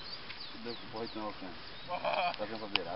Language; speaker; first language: Portuguese; native; Portuguese